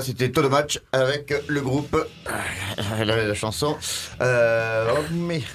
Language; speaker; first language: French; native; French